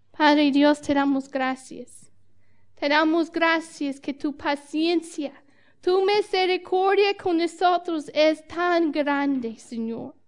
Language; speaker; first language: Spanish; non-native, fluent; English